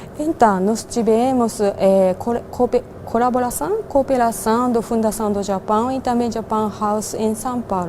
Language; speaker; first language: Portuguese; non-native, fluent; Japanese